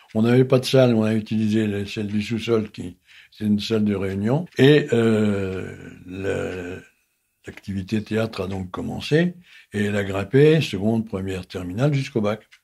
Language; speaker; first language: French; native; French